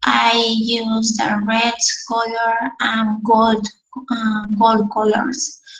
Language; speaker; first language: English; non-native, learner; Spanish